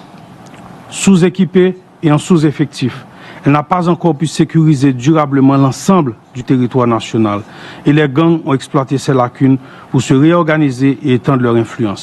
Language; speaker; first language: French; non-native, local second language; Haitian Creole